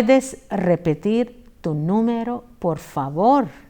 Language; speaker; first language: Spanish; non-native, fluent; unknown